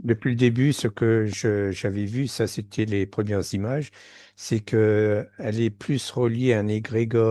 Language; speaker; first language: French; native; French